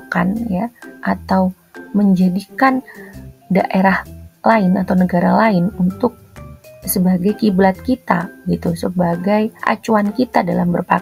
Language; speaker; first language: Indonesian; native; Indonesian